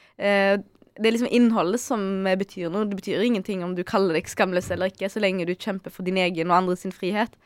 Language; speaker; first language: Norwegian; early bilingual, other home language; Arabic